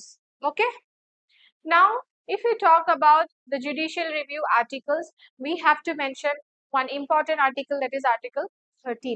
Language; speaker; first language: English; non-native, local second language; Hindi